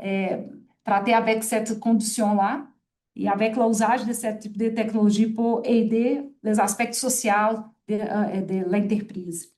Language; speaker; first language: French; non-native, fluent; Portuguese